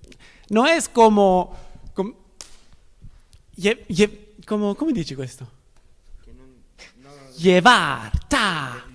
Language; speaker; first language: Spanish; non-native, learner; Italian